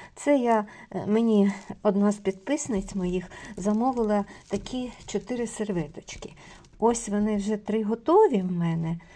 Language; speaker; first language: Ukrainian; non-native, local second language; Russian